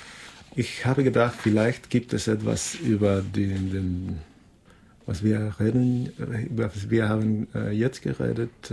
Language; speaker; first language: German; non-native, learner; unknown